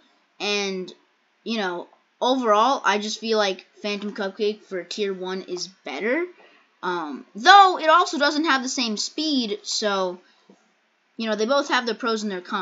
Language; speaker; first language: English; native; English